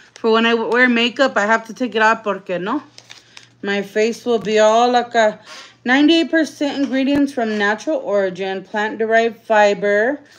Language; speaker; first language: English; early bilingual, other home language; Spanish